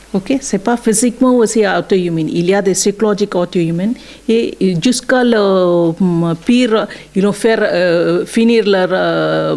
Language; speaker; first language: French; non-native, learner; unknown